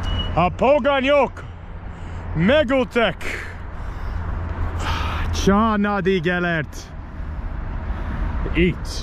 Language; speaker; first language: Hungarian; non-native, learner; English